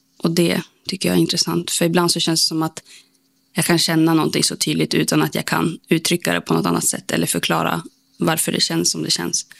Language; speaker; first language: Swedish; native; Swedish